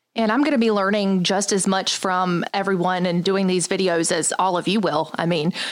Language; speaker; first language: English; native; English